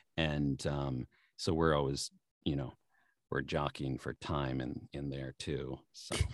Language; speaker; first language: English; native; English